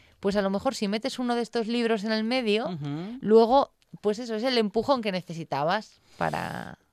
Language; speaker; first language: Spanish; native; Spanish